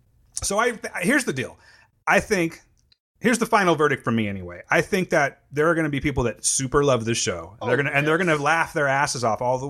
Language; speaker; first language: English; native; English